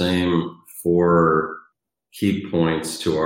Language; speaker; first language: English; native; English